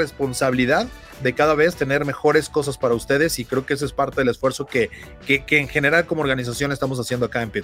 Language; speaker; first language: Spanish; native; Spanish